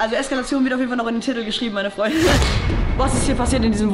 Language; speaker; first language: German; native; German